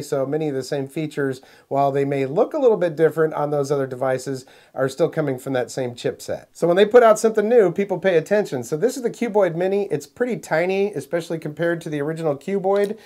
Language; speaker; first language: English; native; English